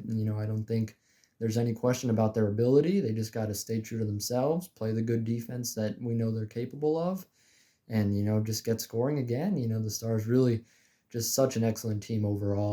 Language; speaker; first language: English; native; English